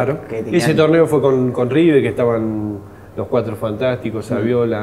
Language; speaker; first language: Spanish; native; Spanish